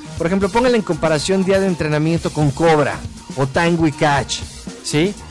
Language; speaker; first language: Spanish; native; Spanish